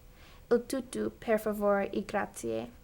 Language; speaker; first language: Italian; non-native, learner; English